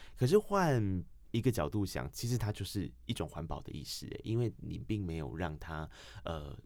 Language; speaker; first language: Chinese; native; Chinese